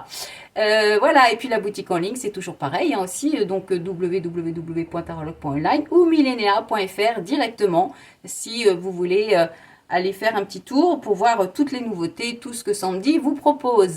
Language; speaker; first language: French; native; French